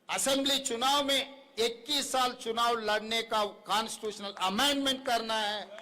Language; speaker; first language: Hindi; non-native, local second language; Telugu